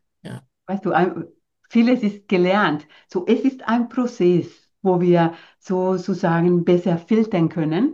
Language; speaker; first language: German; non-native, fluent; Spanish